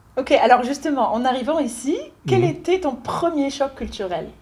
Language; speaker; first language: French; native; French